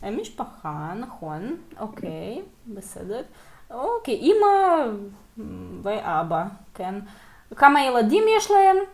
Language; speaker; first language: Hebrew; non-native, fluent; Russian